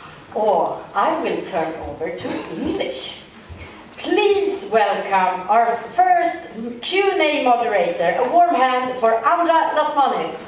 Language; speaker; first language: English; non-native, fluent; Swedish